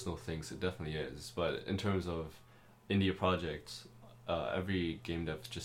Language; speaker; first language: English; non-native, local second language; German